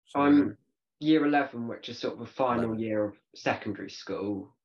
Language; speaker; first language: English; native; English